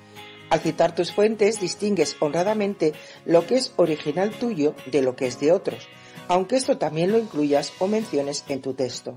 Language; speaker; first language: Spanish; native; Spanish